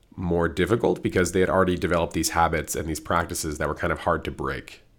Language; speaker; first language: English; native; English